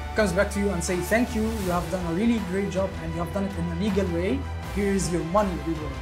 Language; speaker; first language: English; early bilingual, other home language; Arabic